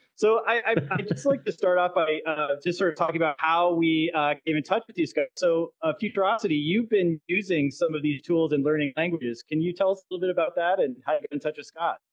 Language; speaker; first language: English; native; English